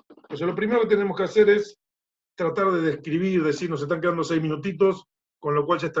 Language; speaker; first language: Spanish; native; Spanish